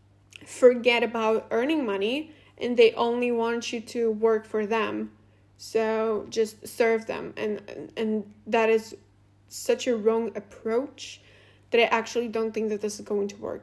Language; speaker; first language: English; non-native, fluent; Russian